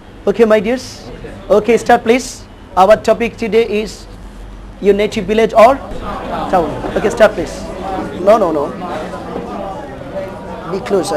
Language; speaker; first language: English; non-native, fluent; Bangla